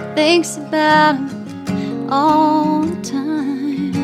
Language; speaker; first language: English; native; English